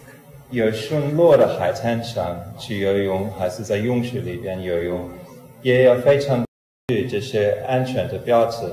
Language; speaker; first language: Chinese; non-native, fluent; English